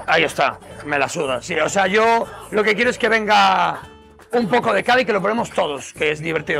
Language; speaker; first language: Spanish; native; Spanish